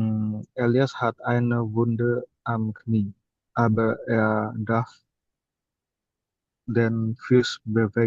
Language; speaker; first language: German; non-native, learner; Indonesian